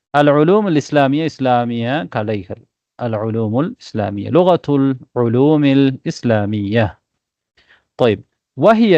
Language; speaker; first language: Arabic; non-native, fluent; Tamil